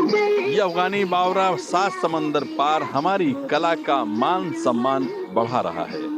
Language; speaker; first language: Hindi; native; Hindi